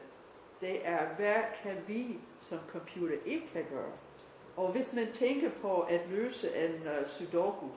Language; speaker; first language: Danish; non-native, fluent; English